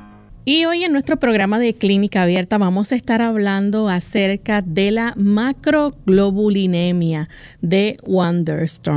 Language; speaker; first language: Spanish; native; Spanish